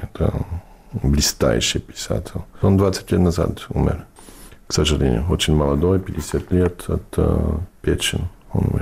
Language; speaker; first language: Russian; non-native, fluent; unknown